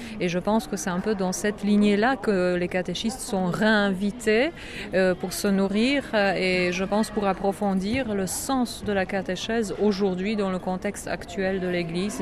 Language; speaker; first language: French; non-native, fluent; Polish